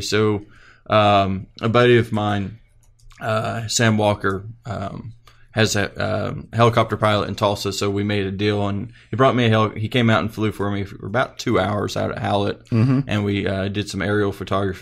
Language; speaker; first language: English; native; English